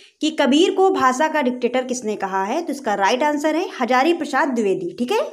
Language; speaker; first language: Hindi; native; Hindi